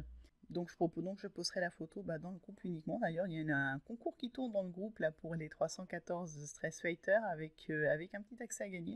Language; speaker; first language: French; native; French